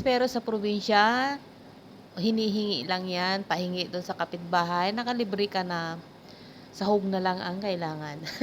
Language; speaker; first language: Filipino; non-native, local second language; Iloko